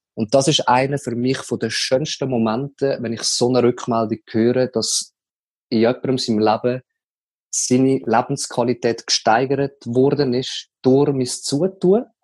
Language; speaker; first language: German; native; German